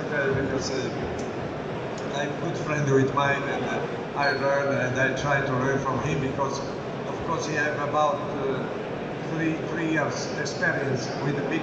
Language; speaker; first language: English; non-native, learner; Italian